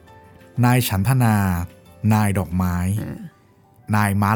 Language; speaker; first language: Thai; native; Thai